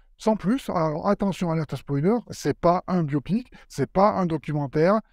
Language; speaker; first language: French; native; French